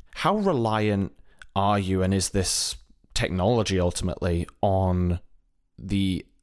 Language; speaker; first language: English; native; English